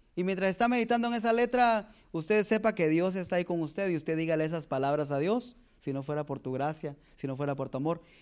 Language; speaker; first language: Spanish; native; Spanish